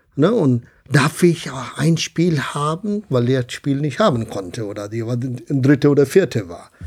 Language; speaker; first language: German; non-native, fluent; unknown